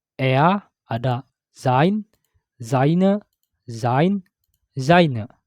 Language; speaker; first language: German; non-native, fluent; Indonesian